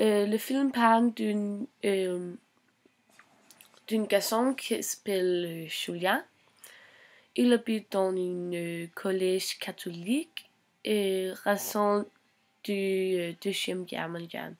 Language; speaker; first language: French; non-native, learner; Norwegian